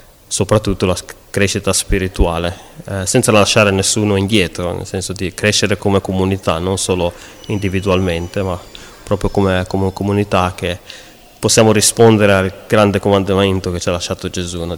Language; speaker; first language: Italian; native; Italian